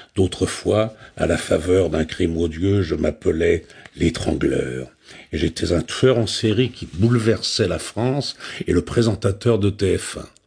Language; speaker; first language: French; native; French